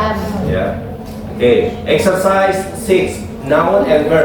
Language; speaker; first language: English; non-native, fluent; Indonesian